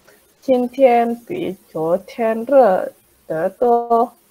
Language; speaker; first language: Chinese; non-native, learner; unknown